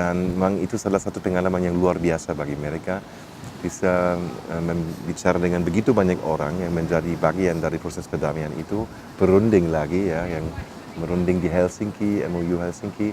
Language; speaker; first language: Indonesian; non-native, fluent; German